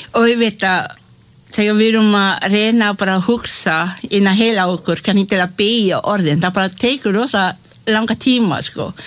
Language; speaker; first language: Icelandic; non-native, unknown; Malay